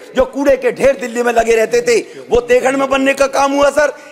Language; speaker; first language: Hindi; native; Hindi